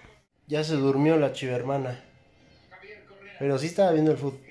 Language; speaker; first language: Spanish; native; Spanish